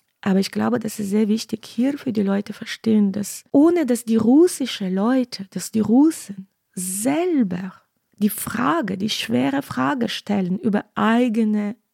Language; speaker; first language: German; non-native, fluent; Ukrainian